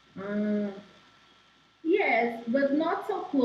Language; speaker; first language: English; non-native, learner; Portuguese